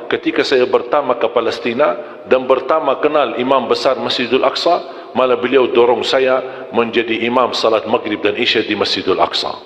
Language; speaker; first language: Malay; non-native, fluent; Arabic